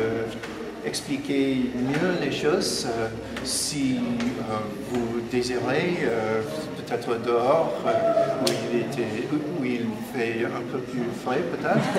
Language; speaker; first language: French; non-native, fluent; English